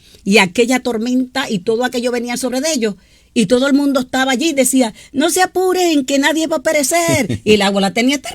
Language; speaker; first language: Spanish; native; Spanish